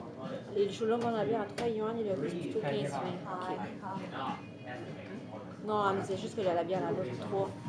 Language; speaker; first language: French; native; French